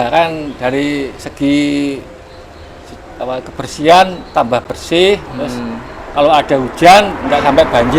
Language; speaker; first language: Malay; non-native, local second language; Javanese